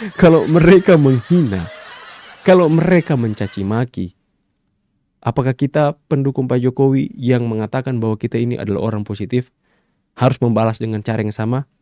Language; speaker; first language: Indonesian; native; Indonesian